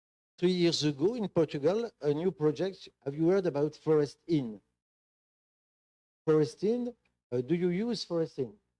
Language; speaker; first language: English; non-native, fluent; French